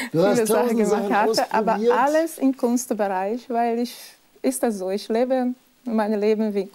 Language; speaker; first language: German; non-native, fluent; Portuguese